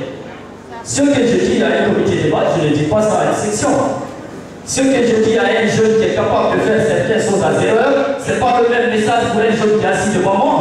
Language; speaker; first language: French; non-native, local second language; Fula